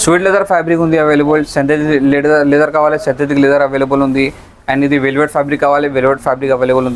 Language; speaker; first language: Telugu; non-native, local second language; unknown